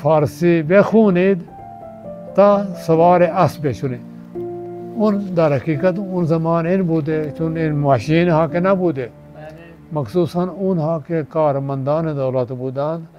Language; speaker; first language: Persian; non-native, fluent; Urdu